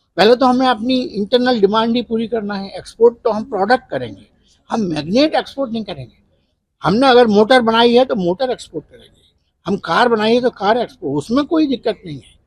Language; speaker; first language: Hindi; native; Hindi